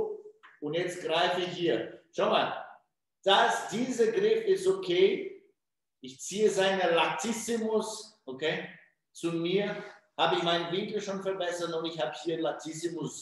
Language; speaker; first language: German; non-native, fluent; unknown